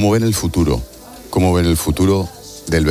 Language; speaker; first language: Spanish; native; Spanish